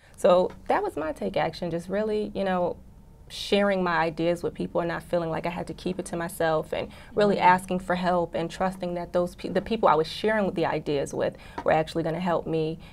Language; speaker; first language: English; native; English